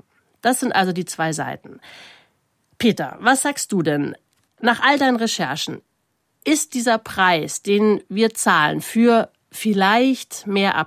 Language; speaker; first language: German; native; German